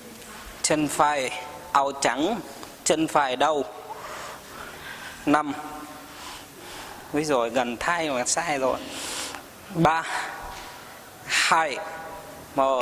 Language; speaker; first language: Vietnamese; non-native, learner; Hindi